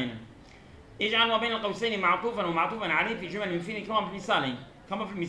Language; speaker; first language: Arabic; non-native, fluent; Turkish